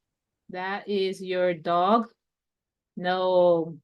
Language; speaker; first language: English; non-native, fluent; Spanish